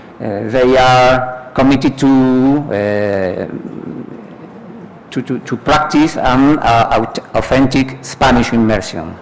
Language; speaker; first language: English; non-native, fluent; Spanish